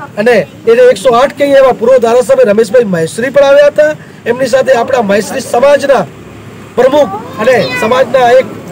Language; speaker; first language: Gujarati; non-native, local second language; Kachhi